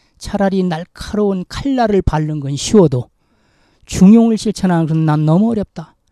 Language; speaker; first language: Korean; native; Korean